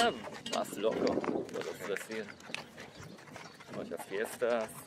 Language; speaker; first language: Spanish; non-native, learner; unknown